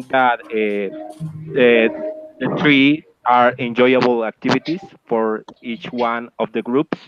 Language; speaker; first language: English; non-native, learner; Spanish